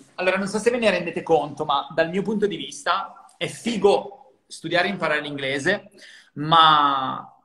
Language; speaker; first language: Italian; native; Italian